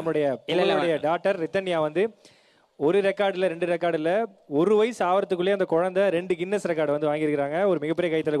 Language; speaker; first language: Tamil; native; Tamil